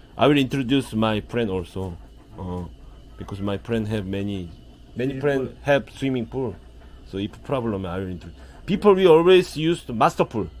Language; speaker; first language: English; non-native, learner; Korean